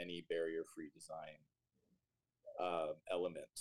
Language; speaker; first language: English; native; English